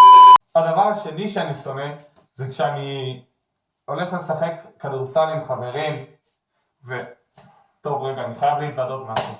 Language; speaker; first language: Hebrew; native; Hebrew